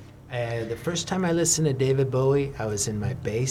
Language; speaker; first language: English; native; English